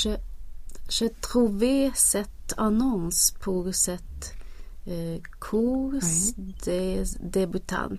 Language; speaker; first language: French; non-native, learner; Swedish